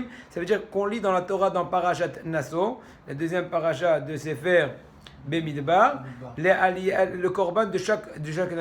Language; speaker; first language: French; native; French